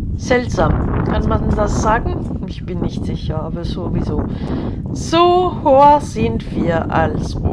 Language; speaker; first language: German; non-native, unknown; Hungarian